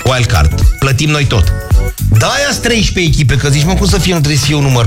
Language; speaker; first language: Romanian; native; Romanian